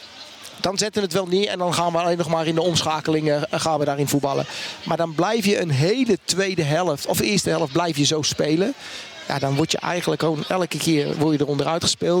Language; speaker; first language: Dutch; native; Dutch